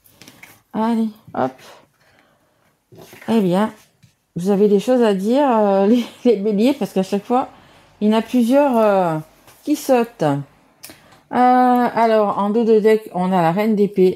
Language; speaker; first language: French; native; French